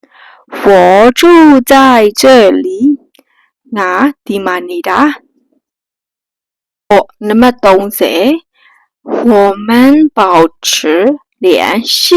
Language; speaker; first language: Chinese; non-native, fluent; Burmese